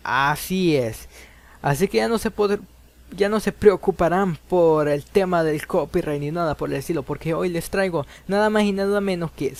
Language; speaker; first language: Spanish; native; Spanish